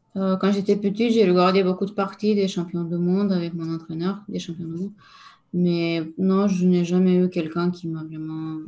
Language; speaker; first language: French; non-native, fluent; Lithuanian